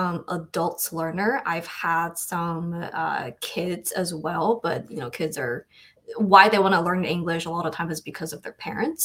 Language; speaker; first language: English; non-native, fluent; Chinese